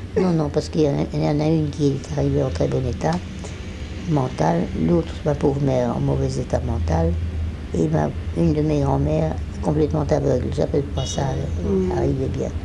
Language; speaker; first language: French; native; French